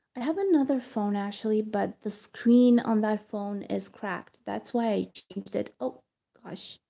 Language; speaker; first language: English; non-native, fluent; Hebrew